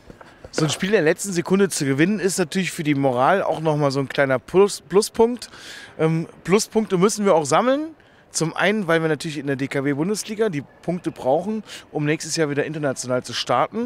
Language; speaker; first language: German; native; German